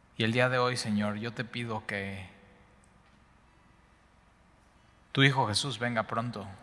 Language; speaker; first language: Spanish; native; Spanish